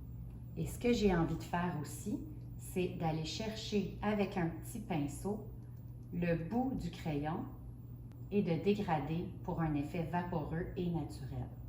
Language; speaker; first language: French; native; French